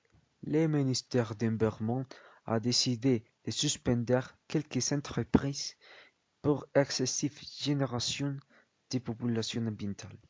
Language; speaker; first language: French; non-native, learner; Spanish